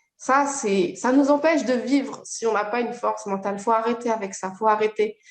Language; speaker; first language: French; native; French